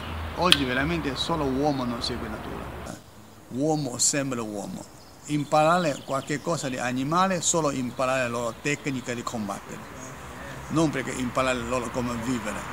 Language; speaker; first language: Italian; non-native, learner; Chinese